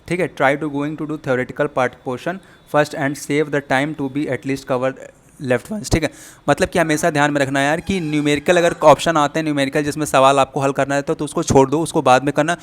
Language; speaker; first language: Hindi; native; Hindi